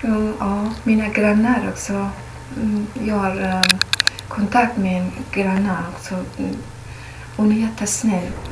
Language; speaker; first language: Swedish; non-native, learner; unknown